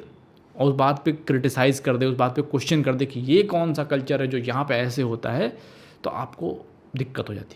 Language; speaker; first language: Hindi; native; Hindi